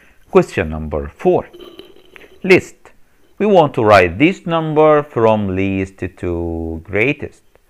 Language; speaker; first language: English; non-native, fluent; Arabic